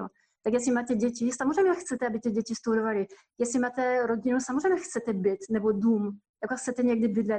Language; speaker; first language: Czech; non-native, fluent; French